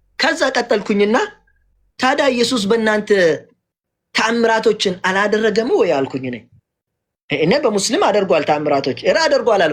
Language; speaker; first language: Amharic; non-native, local second language; Oromo